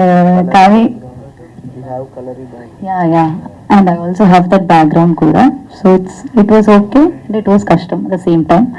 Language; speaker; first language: Telugu; non-native, learner; Malayalam